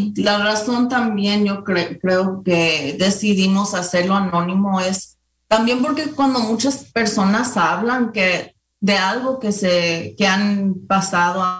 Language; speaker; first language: Spanish; early bilingual, heritage; Spanish